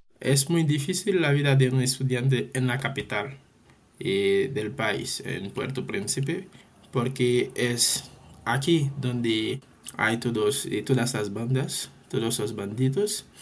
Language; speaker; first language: Spanish; non-native, fluent; Haitian Creole